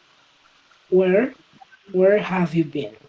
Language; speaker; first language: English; non-native, learner; Spanish